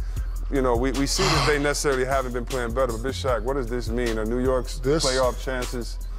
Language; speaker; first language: English; native; English